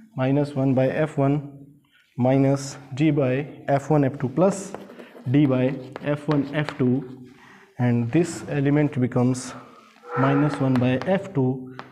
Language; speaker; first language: English; non-native, local second language; Hindi